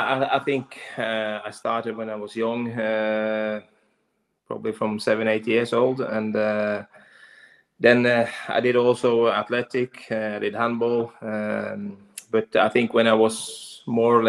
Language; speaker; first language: English; non-native, fluent; Norwegian